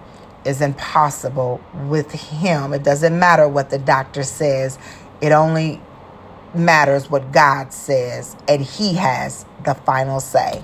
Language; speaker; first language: English; native; English